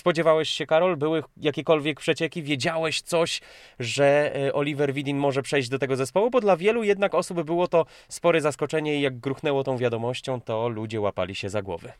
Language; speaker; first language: Polish; native; Polish